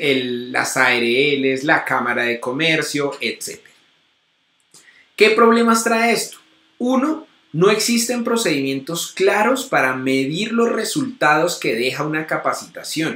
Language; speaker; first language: Spanish; native; Spanish